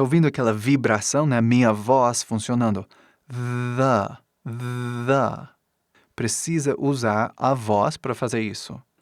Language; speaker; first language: Portuguese; non-native, fluent; English